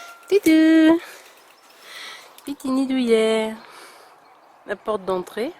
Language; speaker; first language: French; native; French